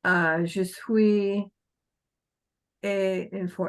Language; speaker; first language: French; non-native, learner; English